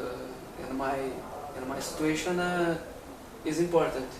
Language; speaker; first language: English; non-native, learner; Portuguese